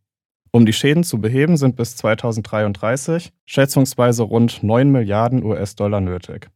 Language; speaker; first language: German; native; German